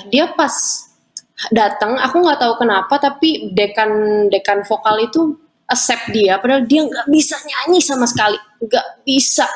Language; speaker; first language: Indonesian; native; Indonesian